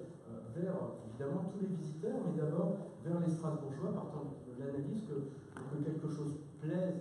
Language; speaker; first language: French; native; French